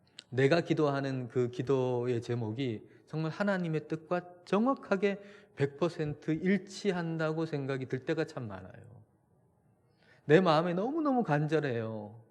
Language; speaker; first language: Korean; native; Korean